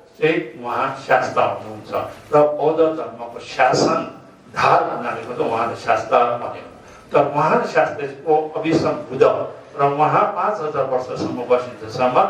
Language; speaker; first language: Nepali; non-native, local second language; Sherpa